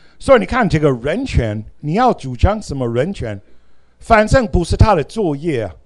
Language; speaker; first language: Chinese; non-native, fluent; English